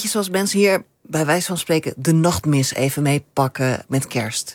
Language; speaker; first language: Dutch; native; Dutch